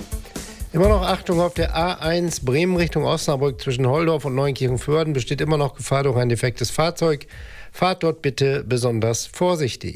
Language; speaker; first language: German; native; German